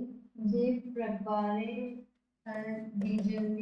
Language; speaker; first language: French; non-native, learner; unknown